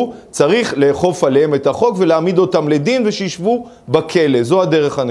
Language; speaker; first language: Hebrew; native; Hebrew